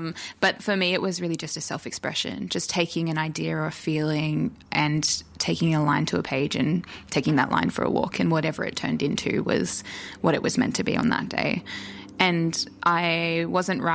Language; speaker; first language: English; native; English